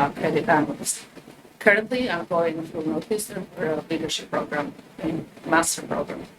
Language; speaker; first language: English; non-native, fluent; Albanian